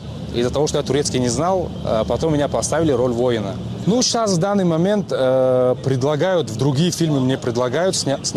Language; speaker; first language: Russian; non-native, local second language; Tajik